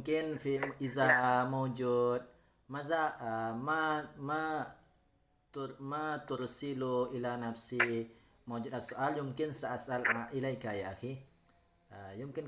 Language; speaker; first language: Arabic; non-native, learner; Indonesian